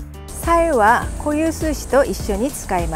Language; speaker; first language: Japanese; non-native, fluent; Korean